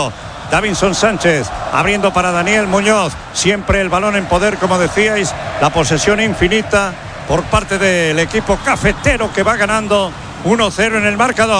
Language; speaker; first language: Spanish; native; Spanish